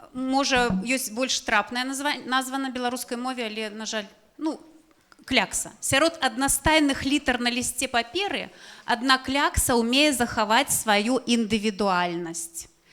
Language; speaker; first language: Belarusian; non-native, local second language; Russian